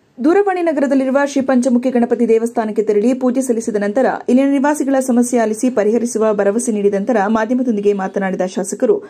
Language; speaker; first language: Kannada; native; Kannada